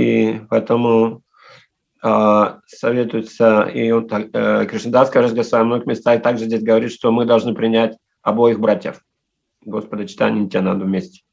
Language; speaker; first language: Russian; native; Russian